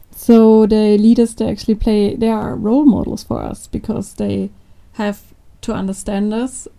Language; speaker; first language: English; non-native, fluent; German